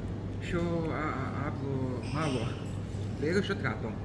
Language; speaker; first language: Spanish; non-native, learner; Russian